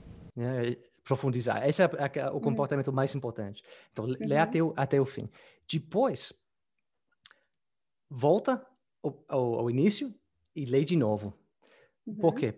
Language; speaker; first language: Portuguese; non-native, fluent; English